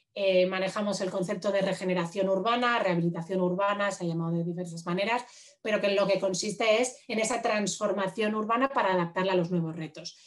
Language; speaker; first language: Spanish; native; Spanish